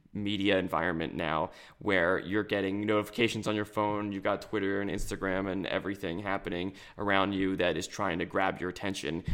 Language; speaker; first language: English; native; English